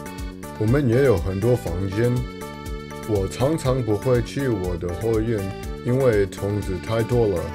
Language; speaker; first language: Chinese; non-native, learner; English